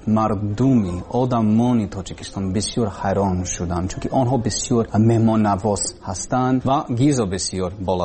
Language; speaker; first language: Persian; non-native, learner; English